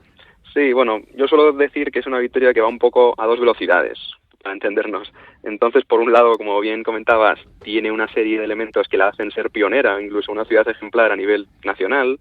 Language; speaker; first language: Spanish; native; Spanish